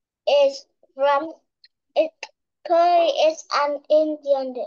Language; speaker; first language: English; non-native, learner; Vietnamese